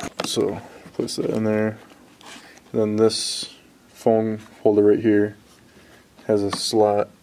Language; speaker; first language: English; native; English